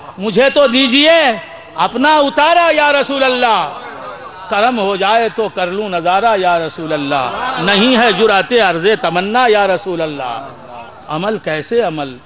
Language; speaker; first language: Urdu; native; Urdu